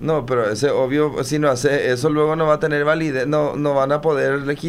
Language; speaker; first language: Spanish; native; Spanish